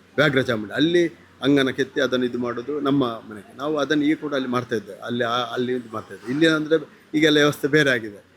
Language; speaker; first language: Kannada; non-native, local second language; Tulu